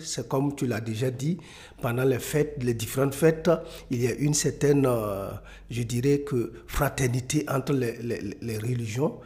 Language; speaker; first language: French; non-native, local second language; Mossi